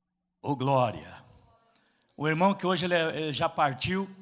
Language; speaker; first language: Portuguese; native; Portuguese